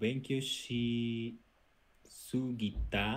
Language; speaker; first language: Japanese; non-native, learner; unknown